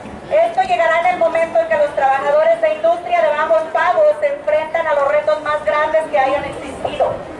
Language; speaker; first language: Spanish; native; Spanish